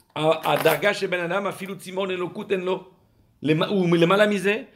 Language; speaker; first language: Hebrew; non-native, fluent; French